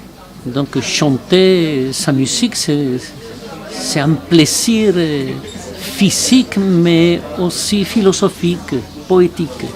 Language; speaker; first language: French; non-native, fluent; Spanish